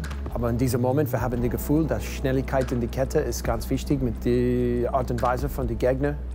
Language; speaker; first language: German; non-native, learner; English